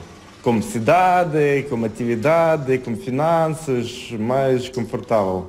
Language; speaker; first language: Portuguese; non-native, fluent; Ukrainian